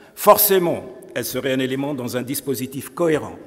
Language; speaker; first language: French; non-native, local second language; Arabic